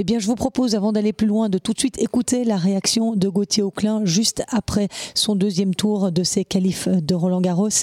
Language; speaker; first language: French; native; French